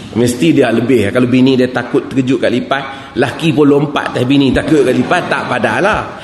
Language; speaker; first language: Malay; native; Malay